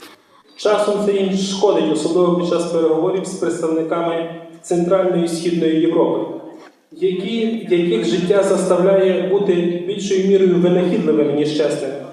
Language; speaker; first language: Ukrainian; native; Ukrainian